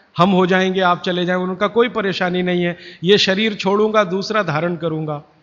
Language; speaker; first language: Hindi; native; Hindi